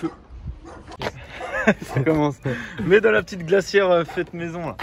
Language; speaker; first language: French; native; French